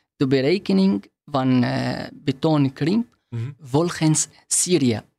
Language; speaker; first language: Dutch; non-native, fluent; Arabic